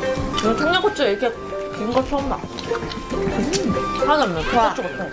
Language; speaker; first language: Korean; native; Korean